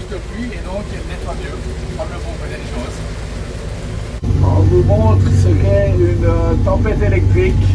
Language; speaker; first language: French; native; French